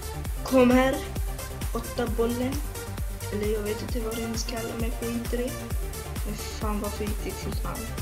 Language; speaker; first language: Swedish; early bilingual, other home language; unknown